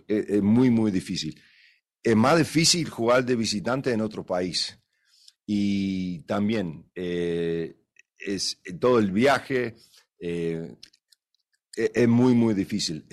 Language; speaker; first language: Spanish; early bilingual, heritage; Spanish